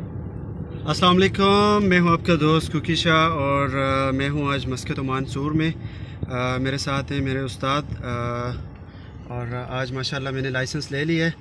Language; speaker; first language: Hindi; non-native, local second language; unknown